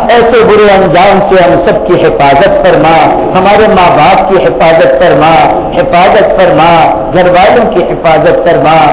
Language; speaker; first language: Urdu; native; Urdu